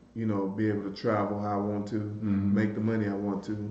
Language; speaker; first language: English; native; English